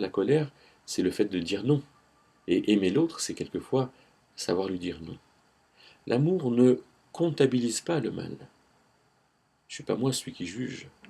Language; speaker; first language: French; native; French